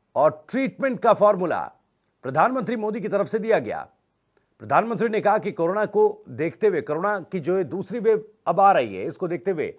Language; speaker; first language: Hindi; native; Hindi